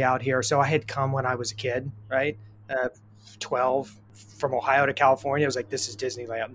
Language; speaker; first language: English; native; English